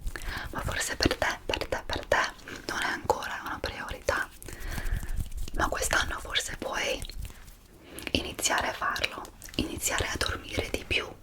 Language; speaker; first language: Italian; non-native, fluent; English